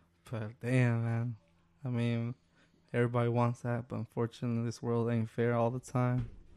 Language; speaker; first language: English; early bilingual, other home language; Spanish